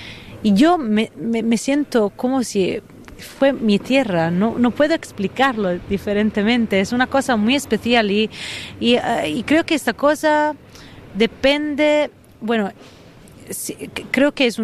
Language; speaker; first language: Spanish; non-native, fluent; Italian